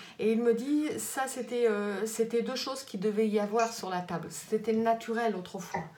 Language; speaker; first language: French; native; French